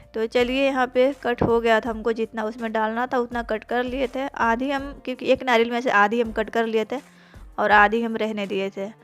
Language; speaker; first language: Hindi; native; Hindi